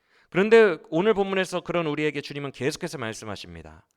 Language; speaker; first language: Korean; native; Korean